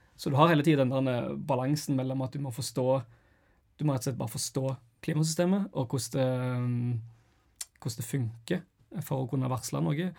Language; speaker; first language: Norwegian; native; Norwegian